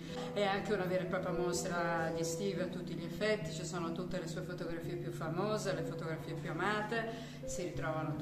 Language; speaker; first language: Italian; native; Italian